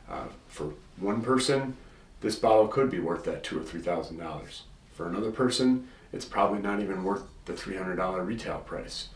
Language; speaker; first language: English; native; English